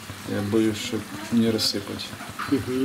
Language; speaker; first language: Russian; native; Russian